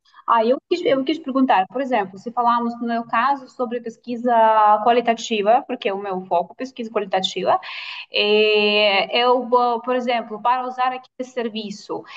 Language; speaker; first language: Portuguese; non-native, fluent; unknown